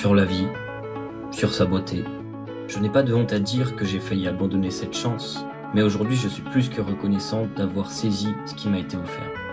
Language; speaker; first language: French; native; French